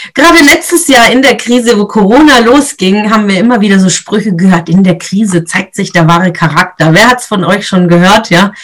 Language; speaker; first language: German; native; German